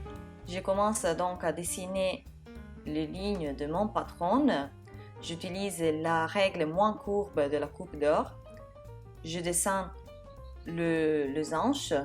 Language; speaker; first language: French; non-native, fluent; Italian